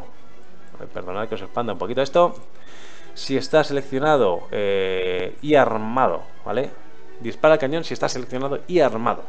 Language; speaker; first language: Spanish; native; Spanish